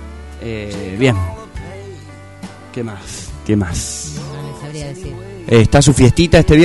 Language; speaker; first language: Spanish; native; Spanish